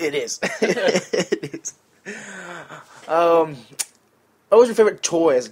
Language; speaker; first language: English; native; English